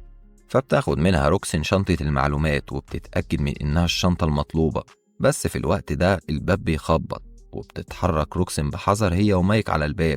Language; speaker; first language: Arabic; native; Arabic